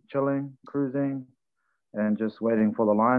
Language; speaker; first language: English; native; English